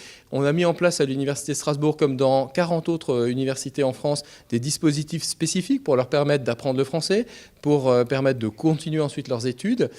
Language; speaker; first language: French; native; French